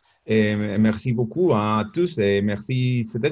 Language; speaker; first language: French; non-native, learner; Spanish